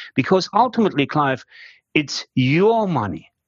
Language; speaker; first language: English; non-native, fluent; German